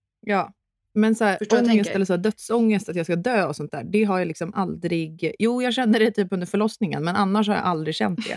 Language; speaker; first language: Swedish; native; Swedish